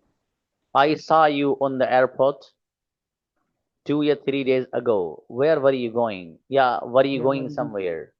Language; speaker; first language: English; non-native, fluent; Urdu